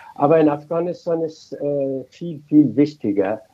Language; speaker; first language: German; non-native, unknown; Persian